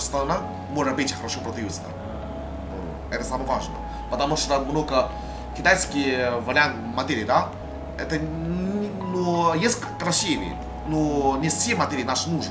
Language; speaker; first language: Russian; non-native, learner; Chinese